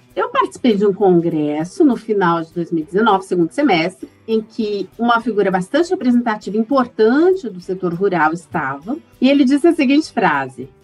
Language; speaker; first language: Portuguese; native; Portuguese